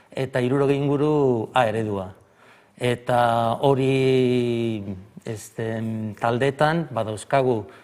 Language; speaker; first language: Basque; native; Basque